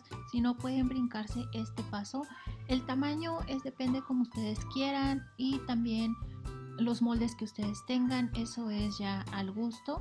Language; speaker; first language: Spanish; native; Spanish